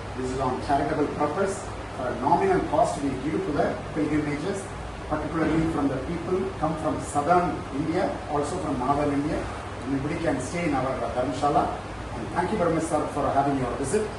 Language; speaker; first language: English; non-native, local second language; Tamil